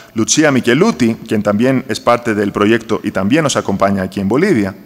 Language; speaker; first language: Spanish; non-native, fluent; Greek